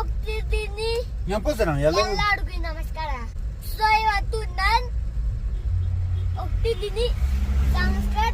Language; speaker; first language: Kannada; non-native, learner; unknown